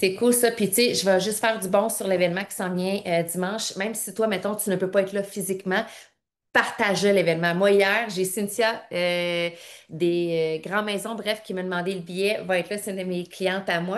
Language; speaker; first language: French; native; French